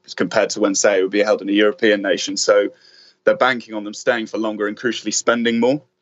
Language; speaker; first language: English; native; English